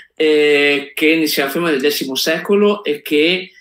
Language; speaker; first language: Italian; native; Italian